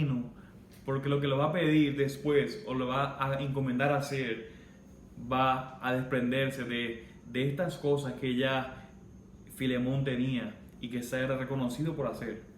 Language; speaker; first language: Spanish; native; Spanish